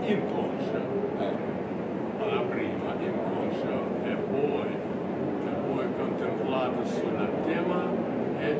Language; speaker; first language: Italian; non-native, learner; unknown